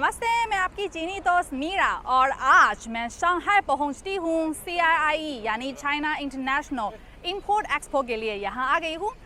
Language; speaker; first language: Hindi; non-native, fluent; Chinese